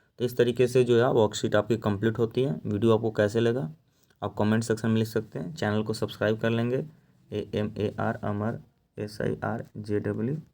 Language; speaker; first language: Hindi; native; Hindi